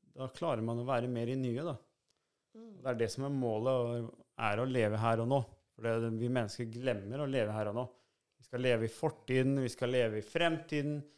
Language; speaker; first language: Norwegian; early bilingual, other home language; Albanian